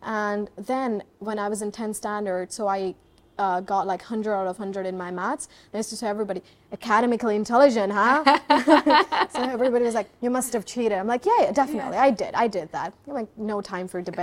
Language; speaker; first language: English; non-native, local second language; Haryanvi